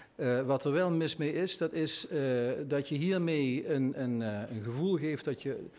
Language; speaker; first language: Dutch; native; Dutch